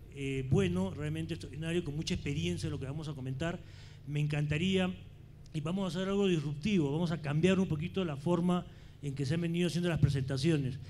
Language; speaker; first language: Spanish; native; Spanish